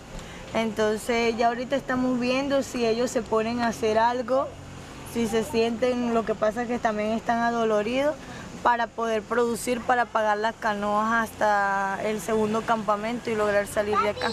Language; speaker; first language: Spanish; native; Spanish